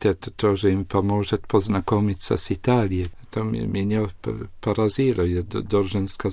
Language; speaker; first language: Russian; non-native, fluent; Italian